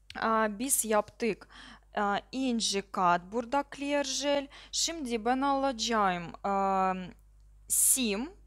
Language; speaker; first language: Turkish; non-native, learner; Russian